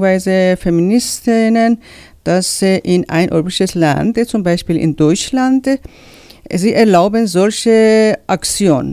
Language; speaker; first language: German; non-native, learner; Persian